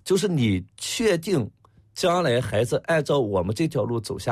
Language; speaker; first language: Chinese; native; Chinese